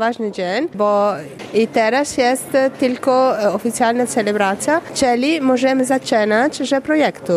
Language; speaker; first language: Polish; non-native, learner; Italian